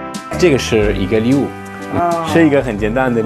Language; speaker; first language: Chinese; non-native, fluent; Italian